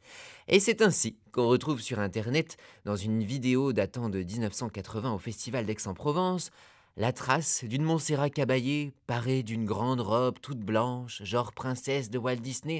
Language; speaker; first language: French; native; French